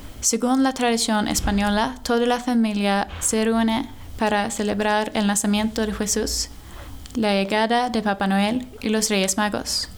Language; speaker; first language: Spanish; non-native, learner; Swedish